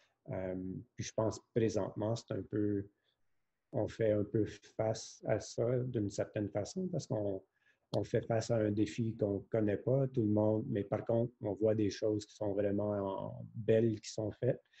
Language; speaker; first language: French; native; French